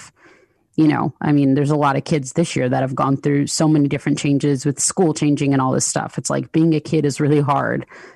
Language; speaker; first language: English; native; English